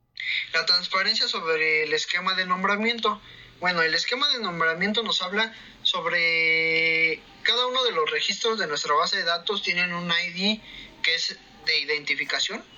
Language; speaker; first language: Spanish; native; Spanish